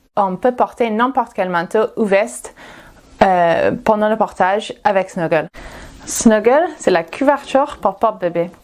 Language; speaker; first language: French; non-native, fluent; English